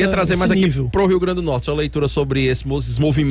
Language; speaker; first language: Portuguese; native; Portuguese